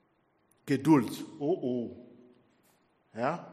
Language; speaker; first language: German; non-native, fluent; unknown